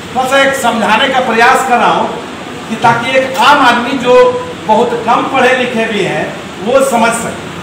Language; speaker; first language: Hindi; native; Hindi